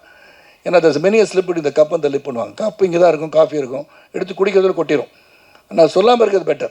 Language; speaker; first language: Tamil; native; Tamil